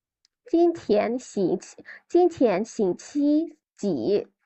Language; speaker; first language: Chinese; non-native, fluent; Bangla